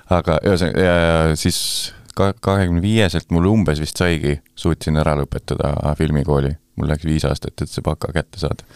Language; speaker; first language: Estonian; native; Estonian